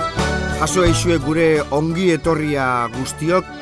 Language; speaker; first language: Basque; native; Basque